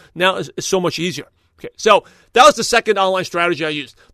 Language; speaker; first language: English; native; English